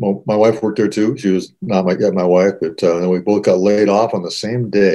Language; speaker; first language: English; native; English